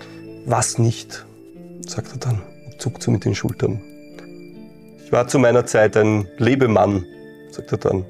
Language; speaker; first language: German; native; German